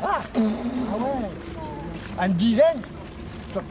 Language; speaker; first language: French; native; French